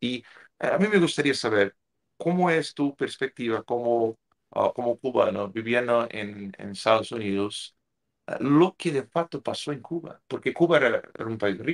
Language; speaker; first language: Spanish; non-native, fluent; Portuguese